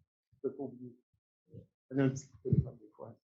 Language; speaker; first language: French; native; French